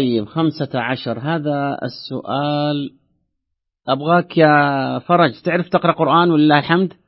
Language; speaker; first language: Arabic; native; Arabic